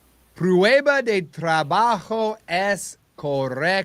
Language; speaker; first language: Spanish; non-native, learner; English